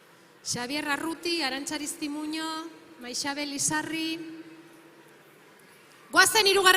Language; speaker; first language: Basque; native; Basque